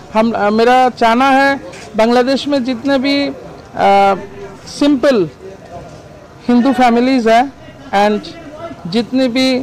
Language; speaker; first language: Hindi; non-native, local second language; Bangla